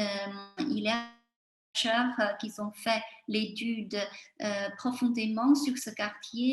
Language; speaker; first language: French; non-native, fluent; Chinese